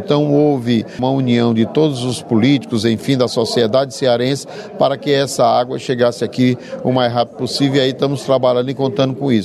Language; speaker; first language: Portuguese; native; Portuguese